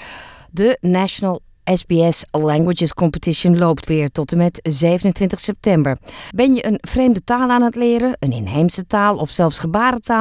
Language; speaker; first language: Dutch; native; Dutch